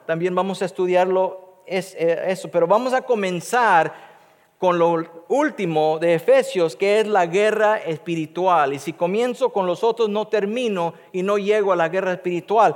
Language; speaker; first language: Spanish; native; Spanish